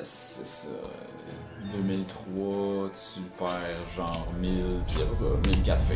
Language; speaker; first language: French; native; French